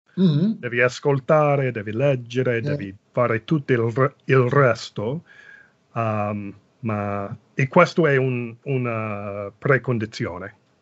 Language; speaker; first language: Italian; non-native, fluent; English